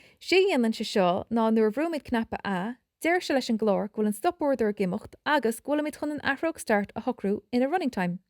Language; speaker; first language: Irish; native; Irish